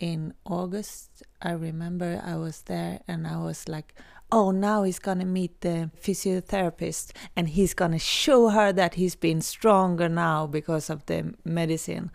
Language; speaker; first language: English; non-native, fluent; Swedish